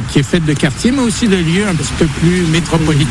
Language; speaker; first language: French; native; French